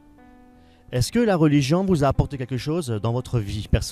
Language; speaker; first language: French; native; French